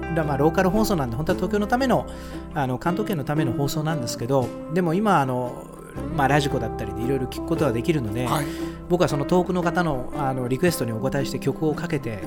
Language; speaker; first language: Japanese; early bilingual, other home language; Portuguese